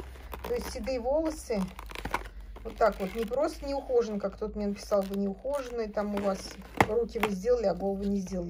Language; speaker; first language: Russian; native; Russian